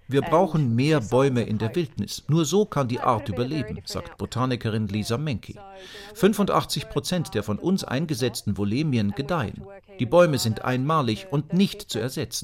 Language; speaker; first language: German; native; German